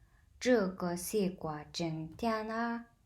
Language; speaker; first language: Chinese; non-native, fluent; Mongolian